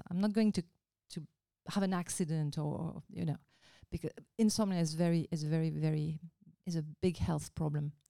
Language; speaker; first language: English; non-native, fluent; French